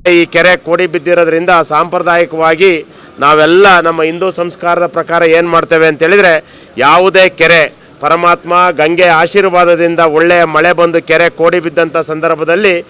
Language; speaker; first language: Kannada; native; Kannada